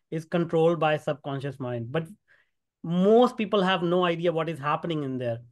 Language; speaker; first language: English; non-native, local second language; Hindi